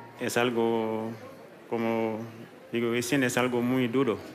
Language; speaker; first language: Spanish; non-native, learner; Haitian Creole